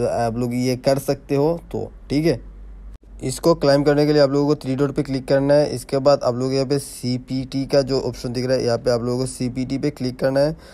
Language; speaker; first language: Hindi; native; Hindi